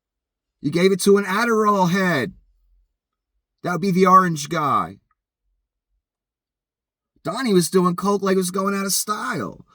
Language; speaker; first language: English; native; English